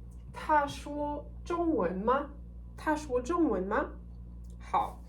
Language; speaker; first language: Chinese; non-native, fluent; French